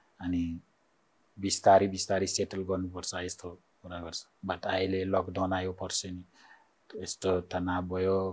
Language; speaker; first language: Nepali; non-native, learner; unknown